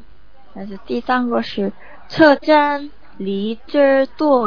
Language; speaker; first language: Chinese; non-native, learner; Korean